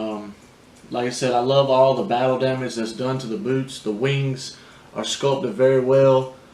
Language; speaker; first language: English; native; English